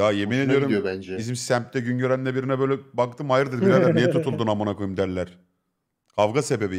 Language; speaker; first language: Turkish; native; Turkish